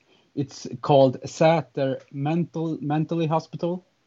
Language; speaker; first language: English; non-native, fluent; Swedish